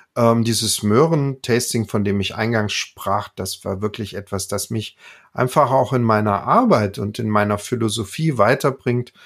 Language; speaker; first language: German; native; German